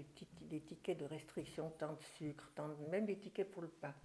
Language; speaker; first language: French; early bilingual, other home language; German